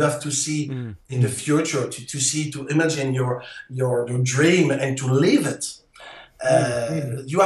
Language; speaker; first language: English; non-native, fluent; French